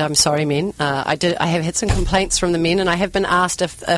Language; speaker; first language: English; native; English